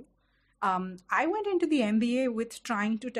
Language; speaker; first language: English; non-native, local second language; Hindi